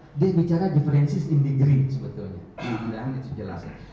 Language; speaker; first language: Indonesian; native; Indonesian